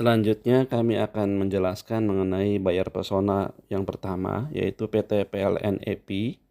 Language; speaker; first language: Indonesian; native; Indonesian